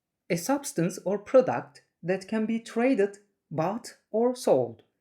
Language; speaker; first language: English; non-native, fluent; Turkish